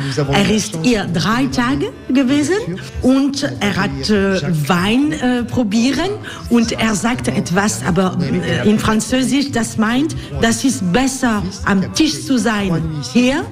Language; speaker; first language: German; non-native, fluent; French